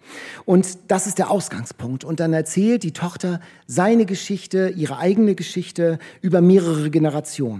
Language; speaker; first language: German; native; German